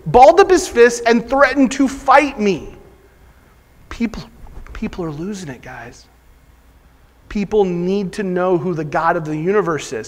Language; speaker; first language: English; native; English